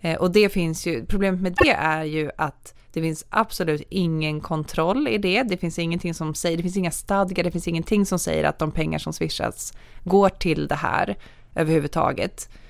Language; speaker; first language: Swedish; native; Swedish